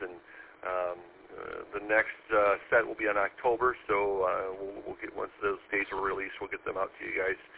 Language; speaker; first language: English; native; English